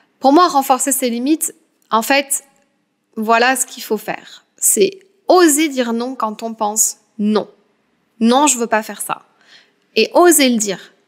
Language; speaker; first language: French; native; French